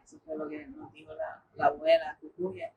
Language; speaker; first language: Spanish; early bilingual, heritage; English